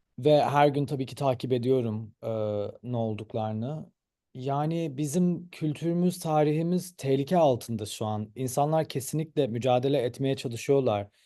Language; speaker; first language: Turkish; early bilingual, heritage; Turkish